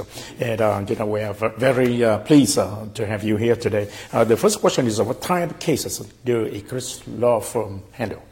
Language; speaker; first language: English; non-native, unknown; Vietnamese